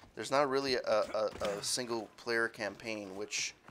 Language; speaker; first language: English; native; English